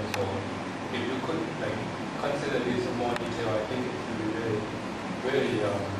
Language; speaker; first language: English; non-native, fluent; Thai